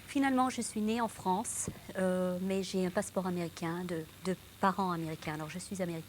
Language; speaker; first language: French; non-native, local second language; English